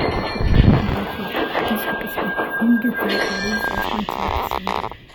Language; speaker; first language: German; early bilingual, other home language; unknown